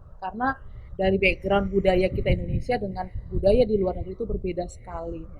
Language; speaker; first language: Indonesian; native; Indonesian